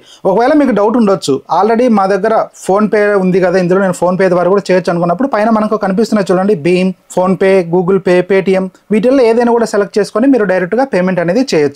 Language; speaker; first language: Telugu; native; Telugu